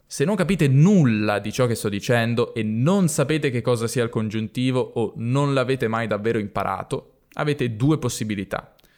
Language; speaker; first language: Italian; native; Italian